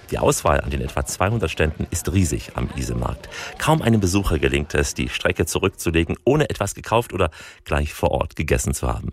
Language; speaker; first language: German; native; German